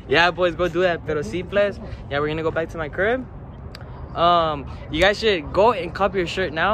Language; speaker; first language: English; early bilingual, other home language; Spanish